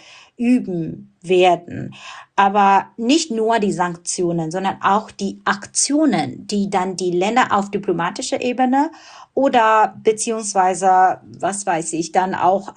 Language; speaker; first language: German; non-native, fluent; Burmese